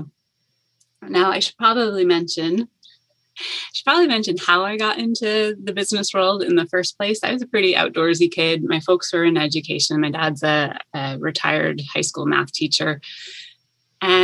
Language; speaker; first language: English; native; English